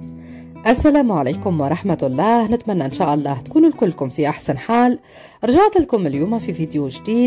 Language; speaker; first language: Arabic; native; Arabic